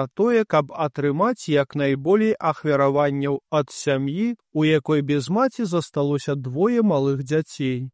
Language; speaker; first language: Belarusian; native; Belarusian